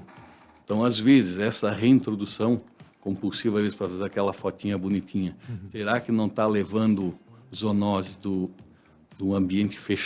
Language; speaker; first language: Portuguese; native; Portuguese